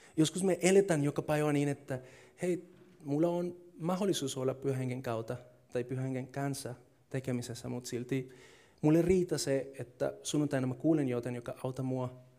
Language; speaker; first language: Finnish; non-native, fluent; Spanish